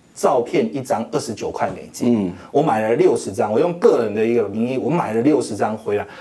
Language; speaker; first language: Chinese; native; Chinese